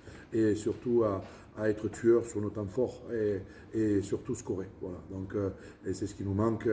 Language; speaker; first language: French; native; French